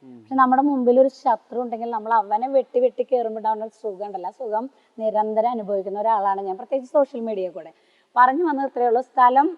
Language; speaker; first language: Malayalam; native; Malayalam